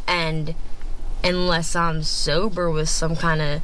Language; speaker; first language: English; native; English